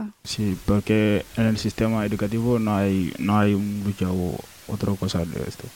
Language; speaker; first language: Spanish; non-native, learner; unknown